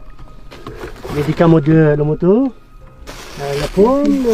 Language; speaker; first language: French; non-native, learner; Berber languages